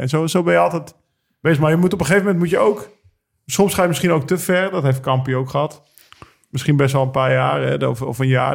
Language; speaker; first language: Dutch; native; Dutch